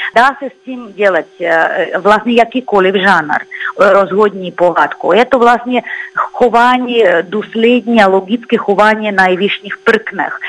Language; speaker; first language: Czech; non-native, fluent; Russian